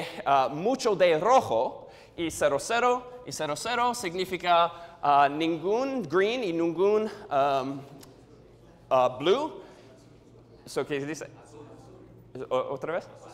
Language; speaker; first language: Spanish; non-native, learner; English